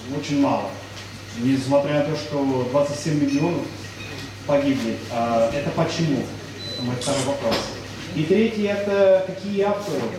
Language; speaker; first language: Russian; non-native, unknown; Portuguese